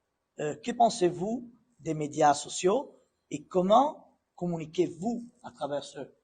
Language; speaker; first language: French; non-native, fluent; Italian